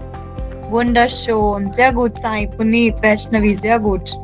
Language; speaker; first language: German; non-native, fluent; Hindi